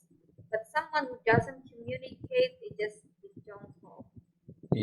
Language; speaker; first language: English; non-native, fluent; Indonesian